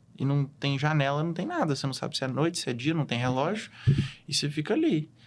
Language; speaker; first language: Portuguese; native; Portuguese